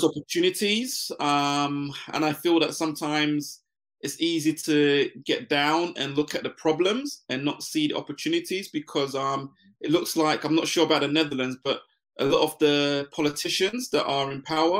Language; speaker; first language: English; native; English